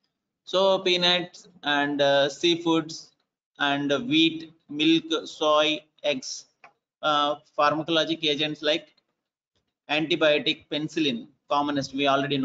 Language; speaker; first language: English; non-native, local second language; Telugu